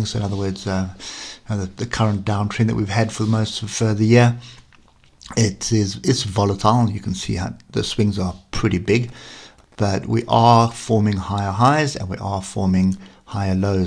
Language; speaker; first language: English; native; English